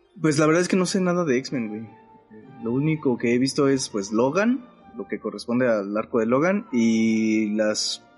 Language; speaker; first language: Spanish; native; Spanish